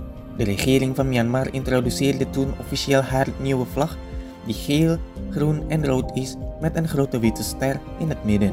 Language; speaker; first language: Dutch; non-native, fluent; Indonesian